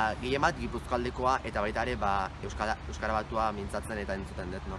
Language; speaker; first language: Basque; native; Basque